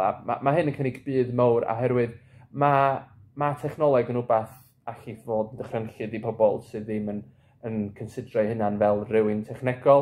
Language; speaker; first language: Welsh; native; Welsh